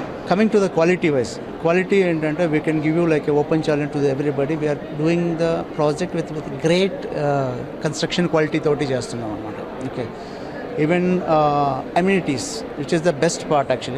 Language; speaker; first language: English; non-native, local second language; Telugu